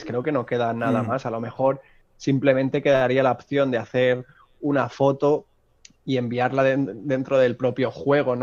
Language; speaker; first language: Spanish; native; Spanish